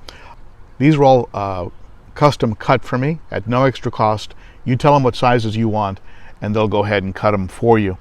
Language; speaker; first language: English; native; English